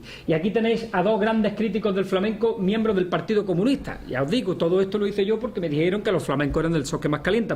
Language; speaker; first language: Spanish; native; Spanish